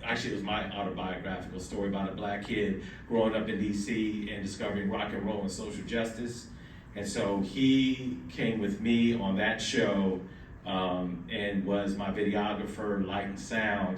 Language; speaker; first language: English; native; English